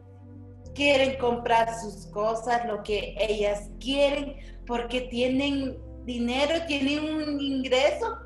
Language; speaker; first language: Spanish; non-native, local second language; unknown